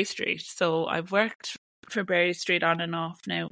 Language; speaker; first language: English; native; English